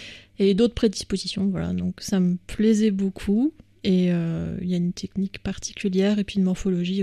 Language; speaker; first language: French; native; French